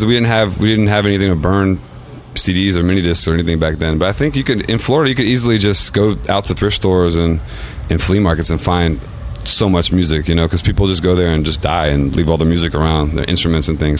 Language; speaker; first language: English; native; English